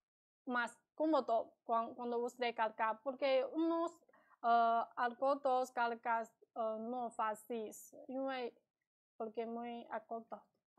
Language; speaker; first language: Spanish; non-native, learner; Chinese